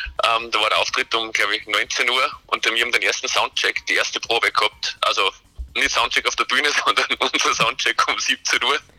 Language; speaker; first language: German; native; German